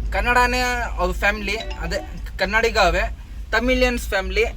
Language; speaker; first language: Kannada; non-native, learner; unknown